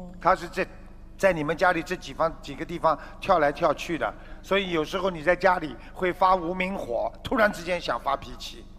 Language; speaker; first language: Chinese; native; Chinese